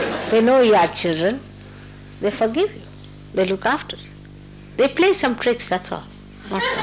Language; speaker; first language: English; non-native, local second language; Marathi